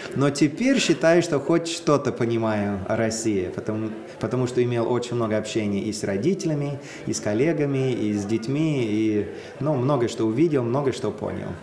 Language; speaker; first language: Russian; non-native, fluent; English